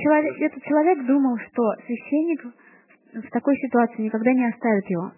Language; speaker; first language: Russian; native; Russian